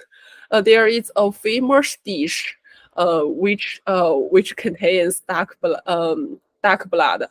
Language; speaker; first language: English; non-native, learner; Chinese